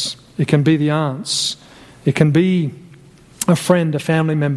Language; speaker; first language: English; native; English